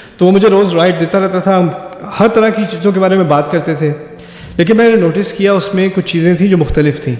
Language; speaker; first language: Urdu; early bilingual, other home language; German